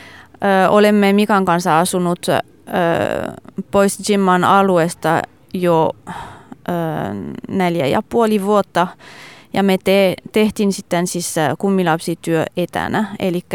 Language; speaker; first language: Finnish; non-native, fluent; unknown